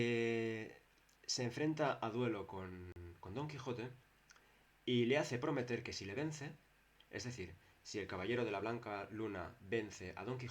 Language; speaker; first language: Spanish; native; Spanish